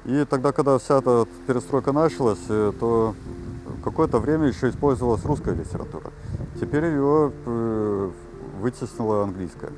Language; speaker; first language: Russian; native; Russian